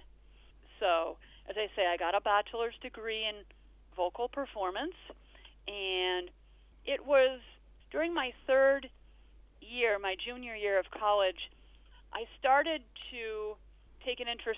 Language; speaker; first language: English; native; English